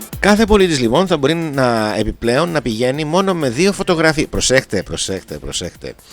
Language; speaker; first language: Greek; native; Greek